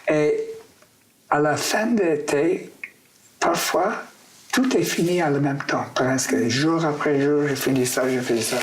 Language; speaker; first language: French; non-native, fluent; English